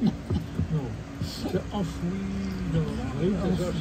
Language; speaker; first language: French; non-native, fluent; Dutch